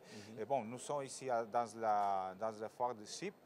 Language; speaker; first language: French; non-native, fluent; Spanish